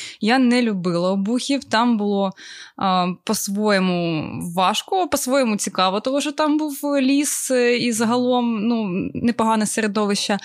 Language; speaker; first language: Ukrainian; native; Ukrainian